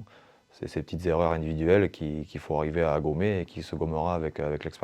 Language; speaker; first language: French; native; French